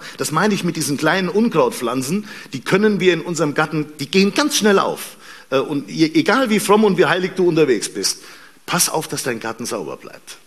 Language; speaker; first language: German; native; German